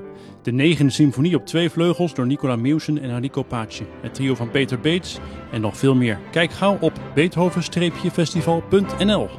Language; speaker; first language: Dutch; native; Dutch